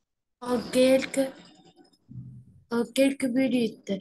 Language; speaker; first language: French; non-native, learner; Arabic